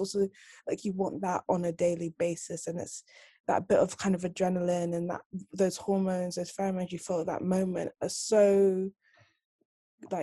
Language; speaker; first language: English; native; English